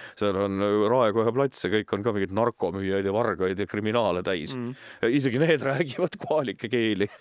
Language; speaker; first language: Estonian; native; Estonian